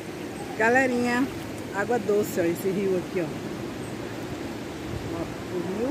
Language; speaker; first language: Portuguese; native; Portuguese